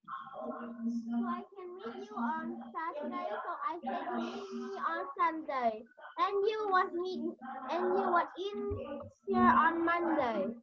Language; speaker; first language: English; non-native, learner; Vietnamese